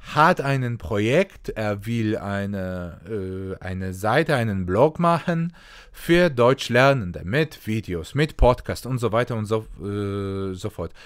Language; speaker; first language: German; non-native, fluent; Polish